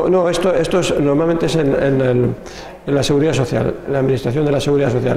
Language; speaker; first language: Spanish; native; Spanish